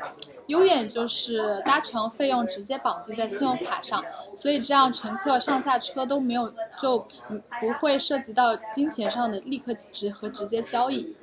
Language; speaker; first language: Chinese; native; Chinese